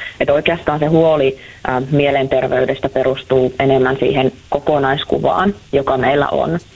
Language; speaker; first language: Finnish; native; Finnish